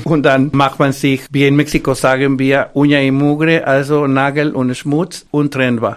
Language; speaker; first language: German; non-native, fluent; Spanish